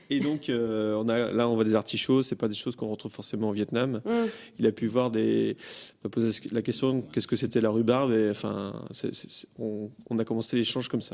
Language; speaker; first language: French; native; French